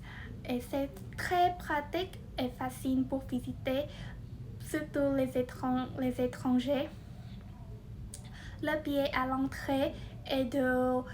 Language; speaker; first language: French; non-native, learner; Vietnamese